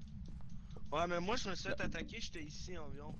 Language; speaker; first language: French; native; French